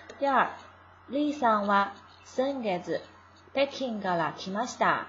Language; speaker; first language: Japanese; non-native, fluent; Chinese